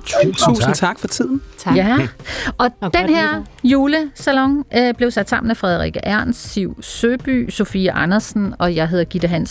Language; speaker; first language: Danish; native; Danish